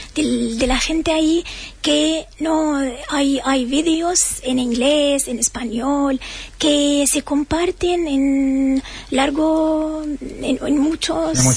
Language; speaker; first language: Spanish; non-native, fluent; Arabic